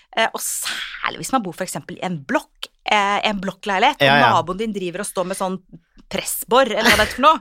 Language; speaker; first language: Norwegian; native; Norwegian